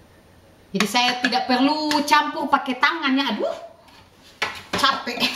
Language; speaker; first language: Indonesian; non-native, local second language; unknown